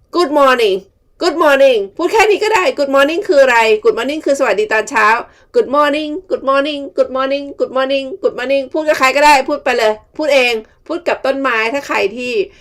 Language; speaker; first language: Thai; native; Thai